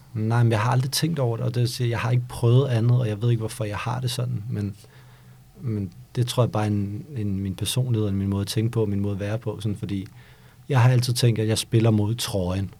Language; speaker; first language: Danish; early bilingual, other home language; Bosnian